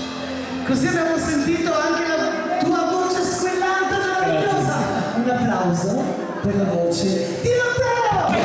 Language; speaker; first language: Italian; native; Italian